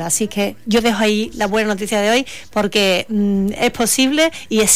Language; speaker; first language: Spanish; native; Spanish